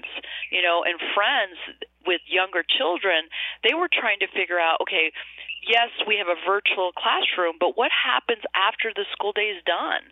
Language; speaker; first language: English; native; English